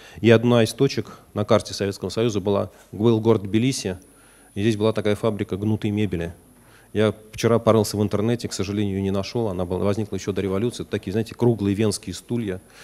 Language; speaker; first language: Russian; native; Russian